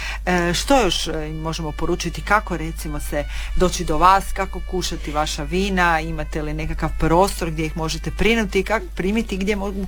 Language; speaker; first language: Serbian; native; Serbian